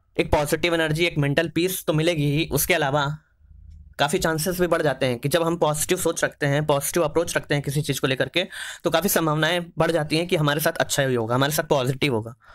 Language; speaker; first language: Hindi; native; Hindi